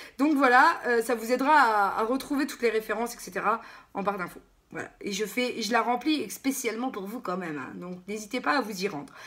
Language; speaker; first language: French; native; French